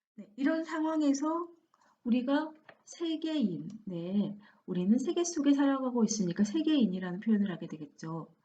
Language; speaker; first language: Korean; native; Korean